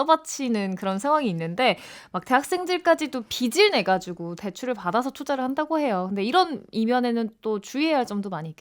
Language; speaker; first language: Korean; native; Korean